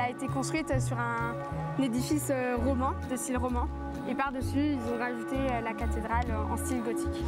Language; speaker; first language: French; native; French